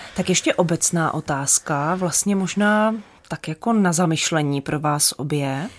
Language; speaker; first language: Czech; native; Czech